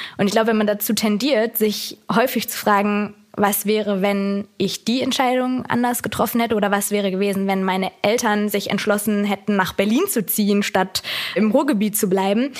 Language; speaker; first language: German; native; German